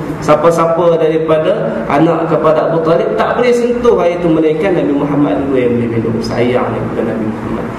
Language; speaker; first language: Malay; native; Malay